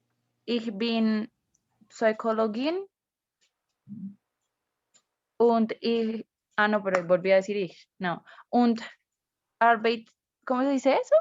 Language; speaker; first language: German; non-native, learner; Spanish